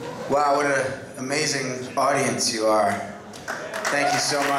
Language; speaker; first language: English; native; English